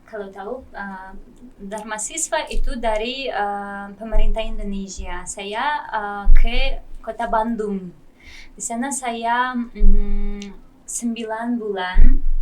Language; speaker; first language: Indonesian; non-native, learner; Kazakh